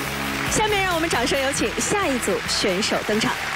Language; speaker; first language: Chinese; native; Chinese